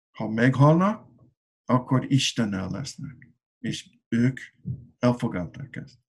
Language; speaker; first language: Hungarian; non-native, learner; English